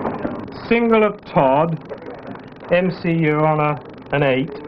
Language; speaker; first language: English; native; English